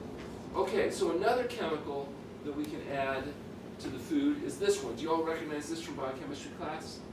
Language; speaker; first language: English; native; English